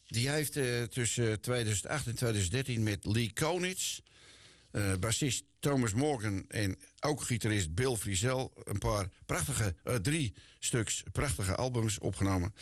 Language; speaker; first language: Dutch; native; Dutch